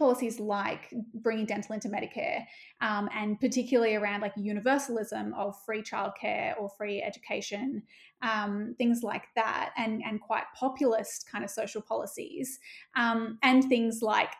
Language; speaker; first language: English; native; English